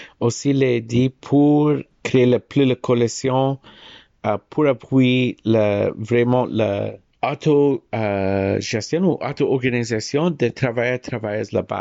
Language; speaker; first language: French; non-native, learner; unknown